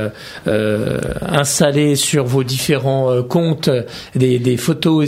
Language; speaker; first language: French; native; French